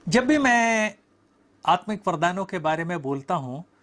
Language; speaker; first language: Hindi; native; Hindi